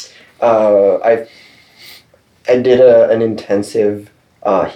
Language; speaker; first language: English; non-native, fluent; Swedish